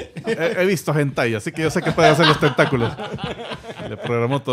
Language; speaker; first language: Spanish; native; Spanish